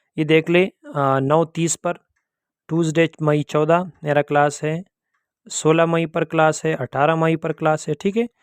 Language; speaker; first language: Urdu; non-native, local second language; Pashto